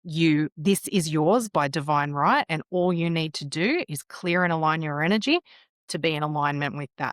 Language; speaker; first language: English; native; English